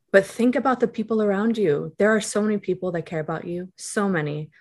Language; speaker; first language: English; native; English